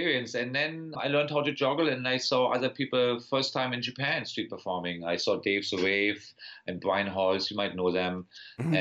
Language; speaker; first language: English; non-native, fluent; German